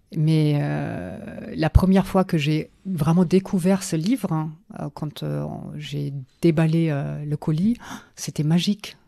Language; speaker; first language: French; non-native, fluent; German